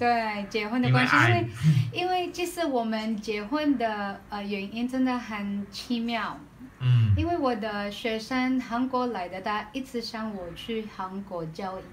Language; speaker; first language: Chinese; non-native, learner; Filipino